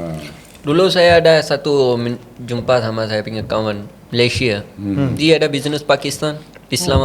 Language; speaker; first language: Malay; non-native, learner; Punjabi